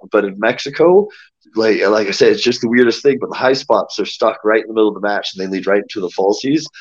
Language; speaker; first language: English; native; English